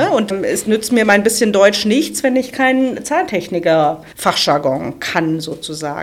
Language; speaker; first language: German; native; German